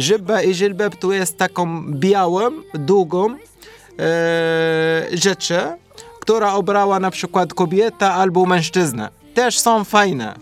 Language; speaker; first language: Polish; non-native, learner; Arabic